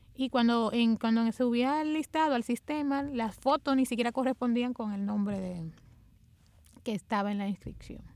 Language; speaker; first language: Spanish; native; Spanish